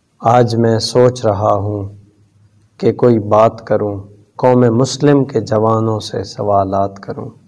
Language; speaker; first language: Urdu; non-native, local second language; Punjabi